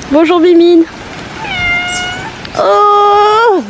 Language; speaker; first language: French; native; French